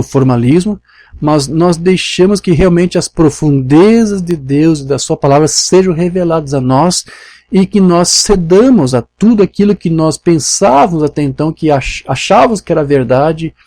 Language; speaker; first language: Portuguese; native; Portuguese